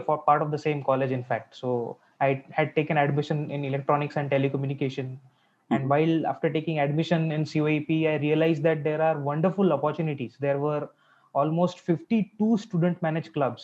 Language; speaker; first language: English; non-native, local second language; Marathi